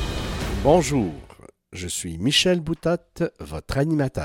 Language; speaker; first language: French; native; French